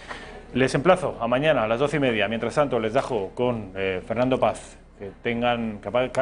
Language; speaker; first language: Spanish; native; Spanish